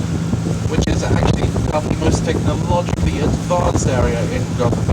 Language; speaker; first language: English; non-native, fluent; Swedish